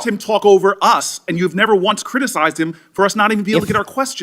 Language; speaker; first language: English; native; English